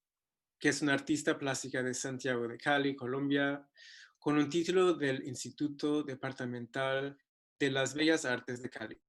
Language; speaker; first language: Spanish; non-native, fluent; English